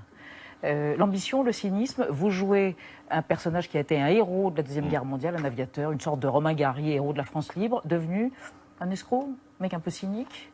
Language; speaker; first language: French; native; French